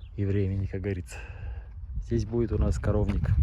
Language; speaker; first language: Russian; non-native, local second language; Kazakh